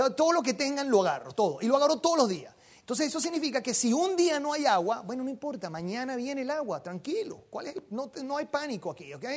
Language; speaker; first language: Spanish; native; Spanish